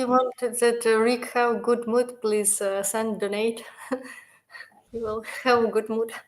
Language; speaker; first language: English; non-native, learner; Ukrainian